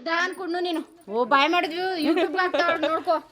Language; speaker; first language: Kannada; native; Kannada